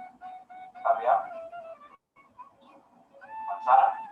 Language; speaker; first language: Spanish; non-native, learner; English